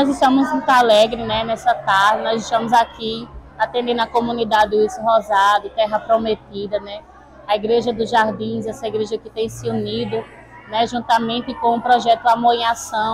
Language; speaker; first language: Portuguese; native; Portuguese